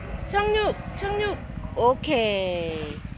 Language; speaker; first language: Korean; native; Korean